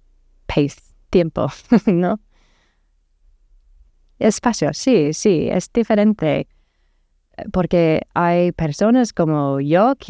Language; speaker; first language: Spanish; non-native, learner; English